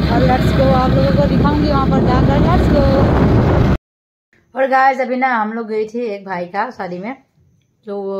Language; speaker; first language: Hindi; non-native, local second language; Assamese